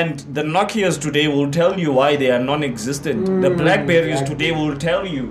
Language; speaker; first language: English; non-native, local second language; Xhosa